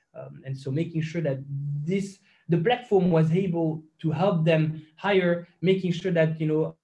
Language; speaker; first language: English; non-native, fluent; French